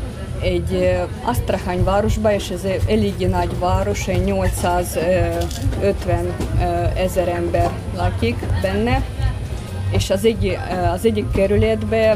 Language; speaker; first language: Hungarian; non-native, fluent; Russian